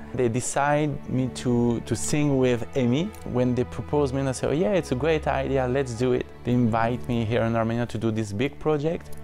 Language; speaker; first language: English; non-native, fluent; French